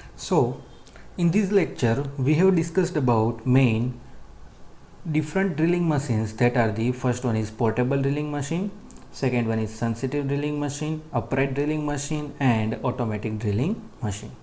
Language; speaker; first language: English; non-native, local second language; Gujarati